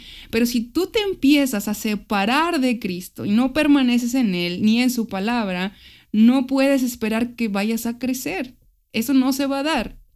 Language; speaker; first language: Spanish; native; Spanish